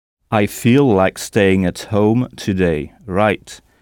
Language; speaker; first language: English; non-native, fluent; French